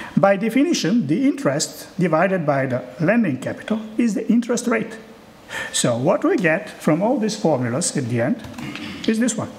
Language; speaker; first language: English; non-native, fluent; Bulgarian